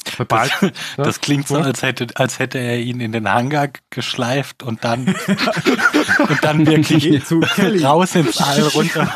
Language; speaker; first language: German; native; German